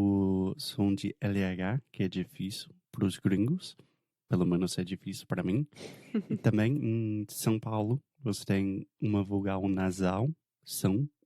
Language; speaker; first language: Portuguese; non-native, fluent; English